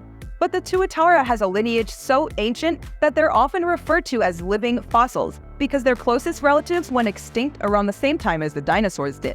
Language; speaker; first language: English; native; English